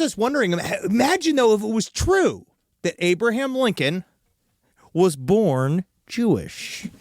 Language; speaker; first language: English; native; English